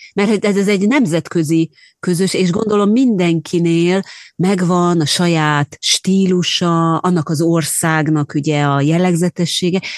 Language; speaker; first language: Hungarian; native; Hungarian